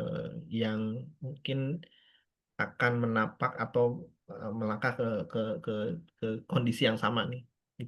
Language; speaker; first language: Indonesian; native; Indonesian